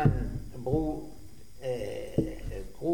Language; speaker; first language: Danish; non-native, fluent; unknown